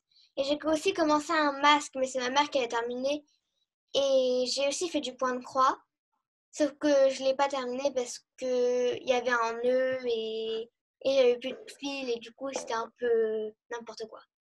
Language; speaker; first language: French; early bilingual, heritage; French